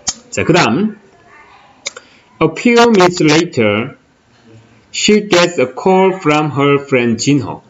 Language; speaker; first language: English; non-native, fluent; Korean